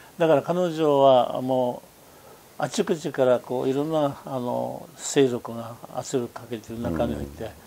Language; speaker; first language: Japanese; non-native, fluent; Tibetan